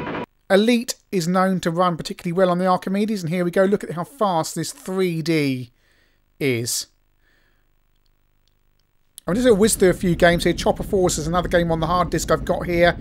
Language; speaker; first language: English; native; English